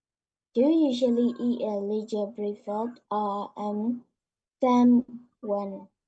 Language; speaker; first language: English; non-native, learner; Indonesian